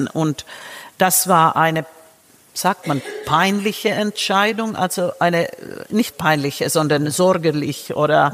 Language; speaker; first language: German; non-native, fluent; Finnish